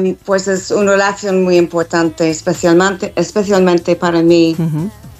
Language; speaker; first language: Spanish; non-native, learner; English